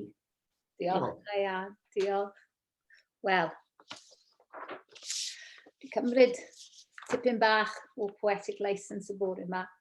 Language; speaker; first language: Welsh; non-native, local second language; English